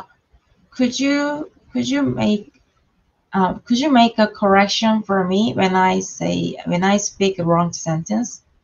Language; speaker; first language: English; non-native, learner; Korean